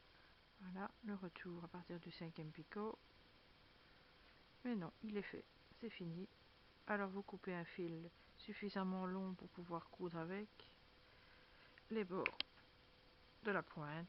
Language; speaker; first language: French; native; French